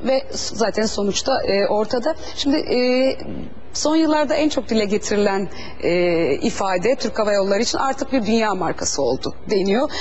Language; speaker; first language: Turkish; native; Turkish